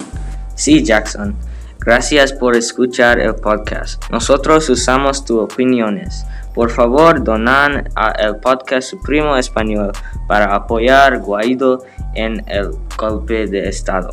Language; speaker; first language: Spanish; non-native, learner; English